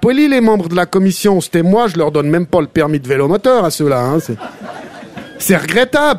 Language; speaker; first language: French; native; French